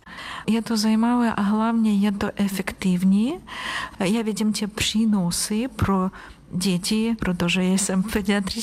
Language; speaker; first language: Czech; non-native, learner; Ukrainian